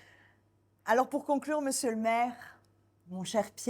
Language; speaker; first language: French; native; French